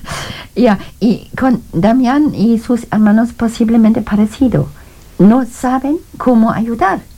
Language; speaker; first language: Spanish; non-native, learner; German